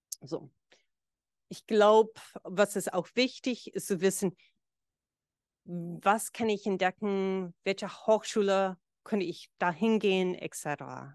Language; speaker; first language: German; non-native, fluent; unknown